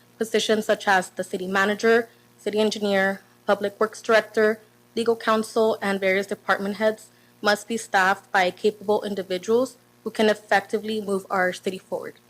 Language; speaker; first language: English; non-native, fluent; Spanish